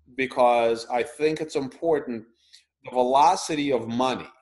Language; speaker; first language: English; early bilingual, other home language; Russian